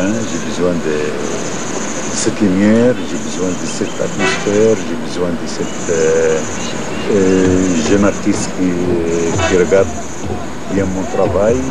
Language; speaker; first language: French; non-native, fluent; Arabic